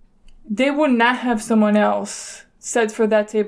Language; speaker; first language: English; non-native, fluent; French